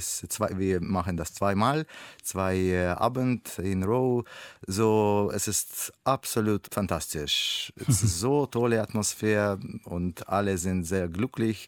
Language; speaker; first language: German; non-native, learner; Russian